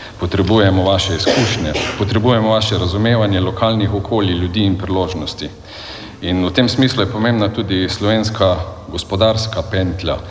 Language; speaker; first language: Slovenian; native; Slovenian